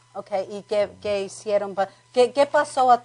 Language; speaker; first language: Spanish; non-native, learner; English